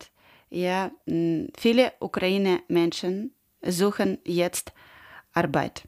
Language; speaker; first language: German; non-native, learner; Ukrainian